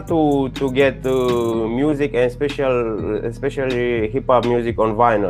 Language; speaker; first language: English; non-native, learner; Romanian